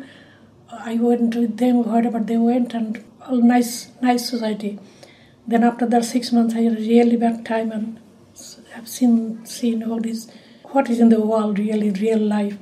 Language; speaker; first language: English; non-native, local second language; Bangla